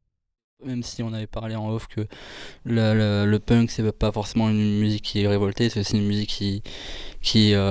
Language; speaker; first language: French; native; French